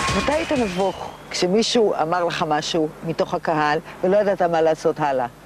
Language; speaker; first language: Hebrew; native; Hebrew